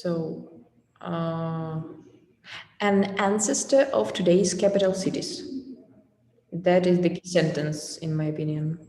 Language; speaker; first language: English; non-native, fluent; Russian